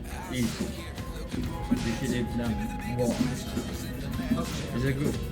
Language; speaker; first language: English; non-native, learner; Turkish